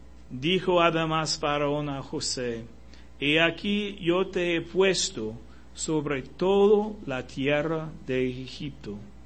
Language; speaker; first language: Spanish; non-native, fluent; English